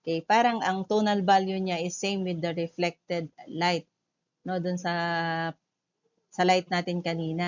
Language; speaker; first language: Filipino; native; Filipino